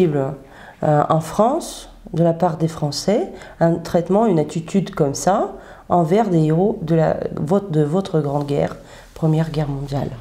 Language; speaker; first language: French; non-native, fluent; Russian